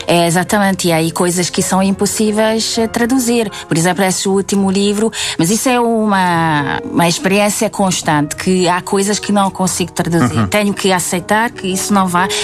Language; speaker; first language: Portuguese; non-native, fluent; Hungarian